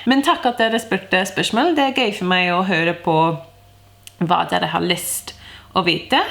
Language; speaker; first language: Norwegian; non-native, fluent; English